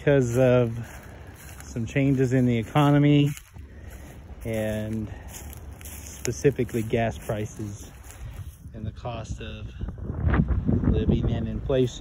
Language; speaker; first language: English; native; English